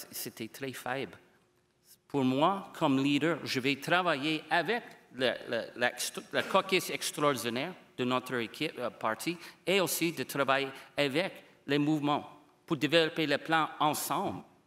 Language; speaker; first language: French; non-native, fluent; English